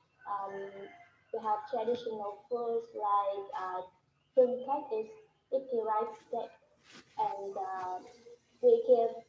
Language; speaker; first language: English; non-native, learner; Vietnamese